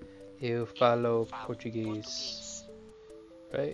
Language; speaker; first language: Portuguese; non-native, learner; English